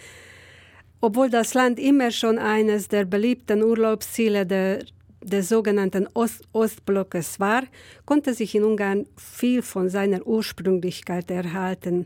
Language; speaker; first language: German; non-native, fluent; Hungarian